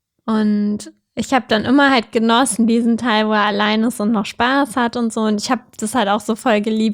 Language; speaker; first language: German; native; German